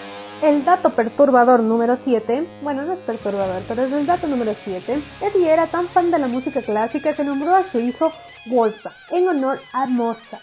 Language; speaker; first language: Spanish; native; Spanish